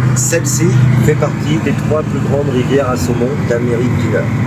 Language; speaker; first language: French; native; French